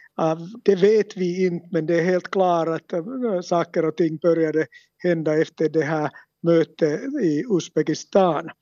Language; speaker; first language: Swedish; non-native, local second language; Finnish